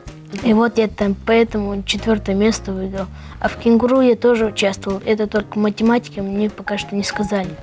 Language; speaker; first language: Russian; non-native, local second language; Ingush